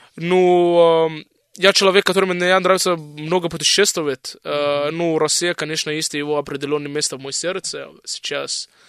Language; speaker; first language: Russian; non-native, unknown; Arabic